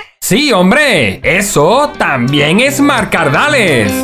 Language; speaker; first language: Spanish; native; Spanish